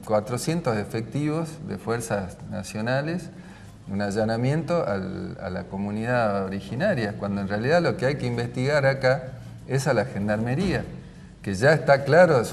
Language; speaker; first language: Spanish; native; Spanish